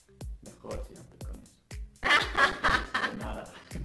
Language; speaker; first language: Spanish; non-native, learner; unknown